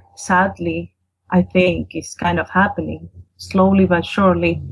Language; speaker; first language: English; non-native, fluent; Spanish